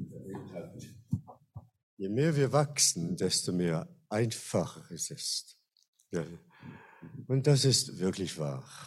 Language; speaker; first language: German; non-native, fluent; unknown